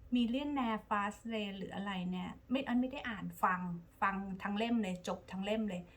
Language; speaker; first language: Thai; native; Thai